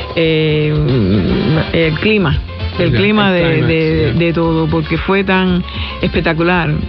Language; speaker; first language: Spanish; native; Spanish